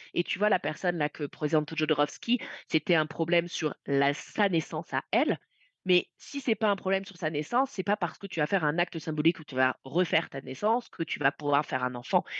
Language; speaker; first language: French; native; French